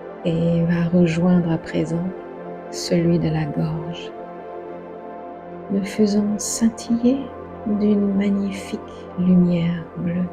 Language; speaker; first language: French; native; French